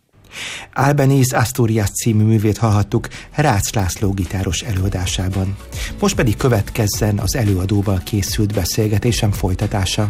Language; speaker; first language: Hungarian; native; Hungarian